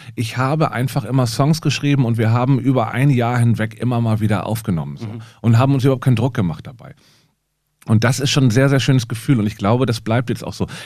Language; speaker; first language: German; native; German